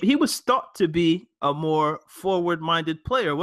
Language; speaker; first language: English; native; English